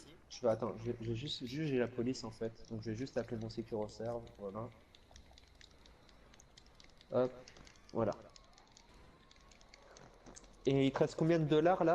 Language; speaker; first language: French; native; French